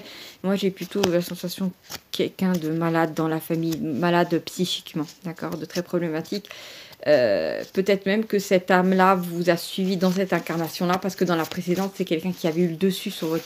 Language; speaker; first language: French; native; French